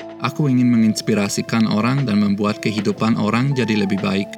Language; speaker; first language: Indonesian; early bilingual, other home language; Swiss German